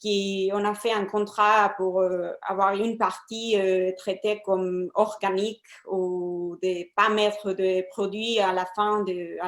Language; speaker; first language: French; non-native, fluent; Spanish